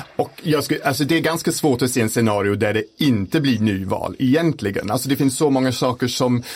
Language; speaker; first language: Swedish; non-native, fluent; English